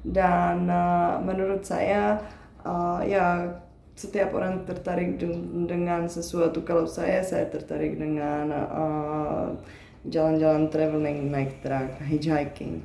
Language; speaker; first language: Indonesian; non-native, fluent; Czech